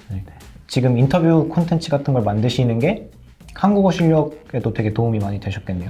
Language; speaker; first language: Korean; native; Korean